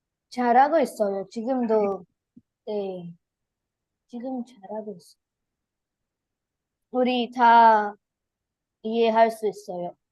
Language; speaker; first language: Korean; non-native, learner; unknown